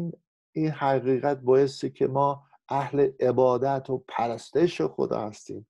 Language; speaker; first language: Persian; non-native, fluent; English